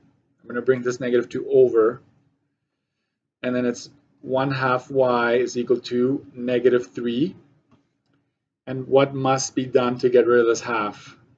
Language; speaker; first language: English; native; English